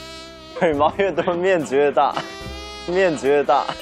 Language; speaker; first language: Chinese; native; Chinese